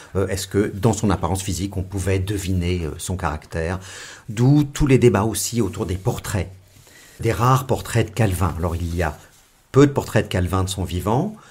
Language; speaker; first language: French; native; French